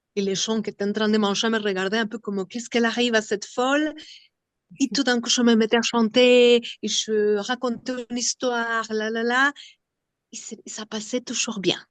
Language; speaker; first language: French; non-native, fluent; Spanish